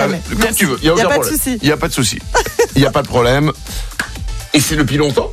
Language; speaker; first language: French; native; French